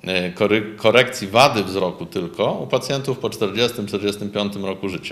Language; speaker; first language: Polish; native; Polish